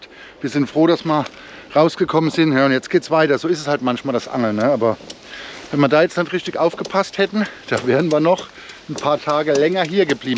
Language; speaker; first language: German; native; German